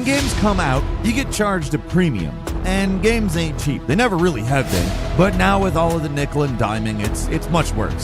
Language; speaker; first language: English; native; English